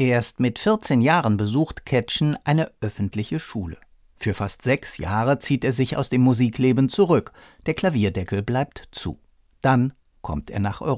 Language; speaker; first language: German; native; German